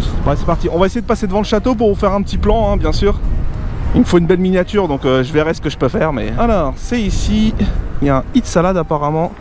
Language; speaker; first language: French; native; French